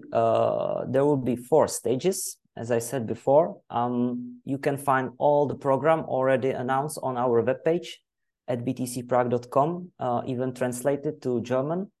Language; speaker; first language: English; non-native, fluent; Czech